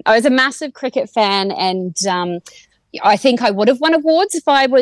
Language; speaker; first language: English; native; English